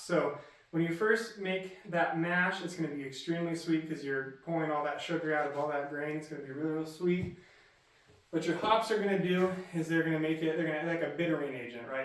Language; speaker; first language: English; native; English